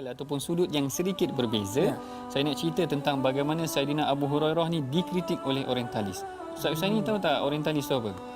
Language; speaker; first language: Malay; native; Malay